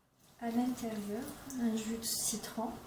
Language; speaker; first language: French; non-native, local second language; Arabic